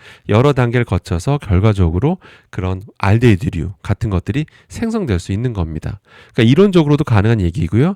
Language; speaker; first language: Korean; native; Korean